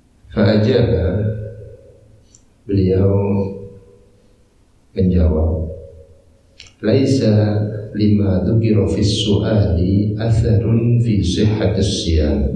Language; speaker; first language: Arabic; non-native, fluent; Indonesian